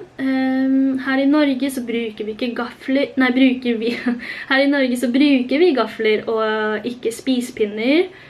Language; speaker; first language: Norwegian; early bilingual, other home language; Korean